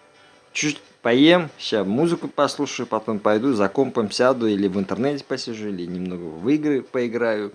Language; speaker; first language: Russian; non-native, local second language; Uzbek